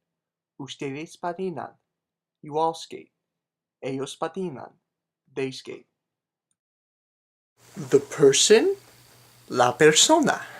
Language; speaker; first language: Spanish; non-native, fluent; English